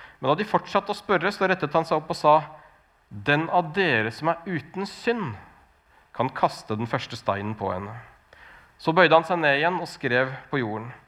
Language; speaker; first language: Norwegian; native; Norwegian